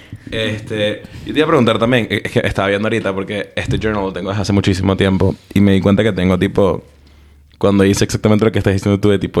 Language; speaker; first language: Spanish; early bilingual, heritage; Spanish